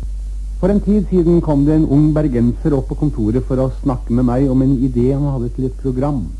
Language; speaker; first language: Norwegian; native; Norwegian